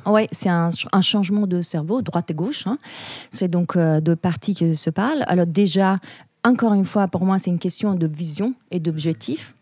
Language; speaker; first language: French; non-native, fluent; Italian